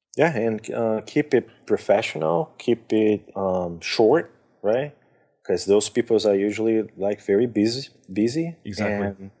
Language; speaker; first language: English; non-native, fluent; Portuguese